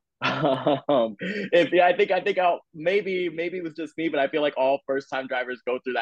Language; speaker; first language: English; native; English